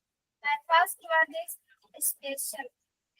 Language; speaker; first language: English; non-native, learner; Hindi